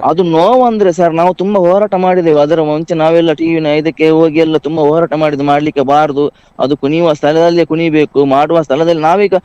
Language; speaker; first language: Kannada; non-native, local second language; Tulu